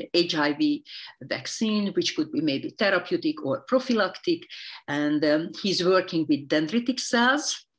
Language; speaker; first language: English; non-native, fluent; Hungarian